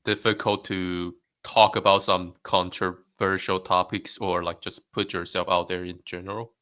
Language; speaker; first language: English; non-native, fluent; Chinese